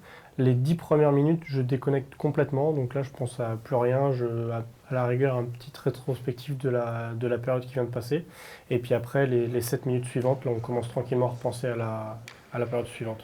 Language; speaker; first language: French; native; French